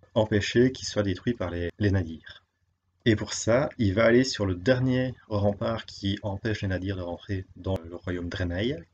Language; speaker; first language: French; native; French